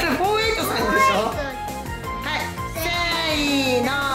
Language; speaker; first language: Japanese; native; Japanese